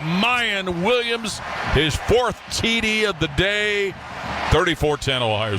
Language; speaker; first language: English; native; English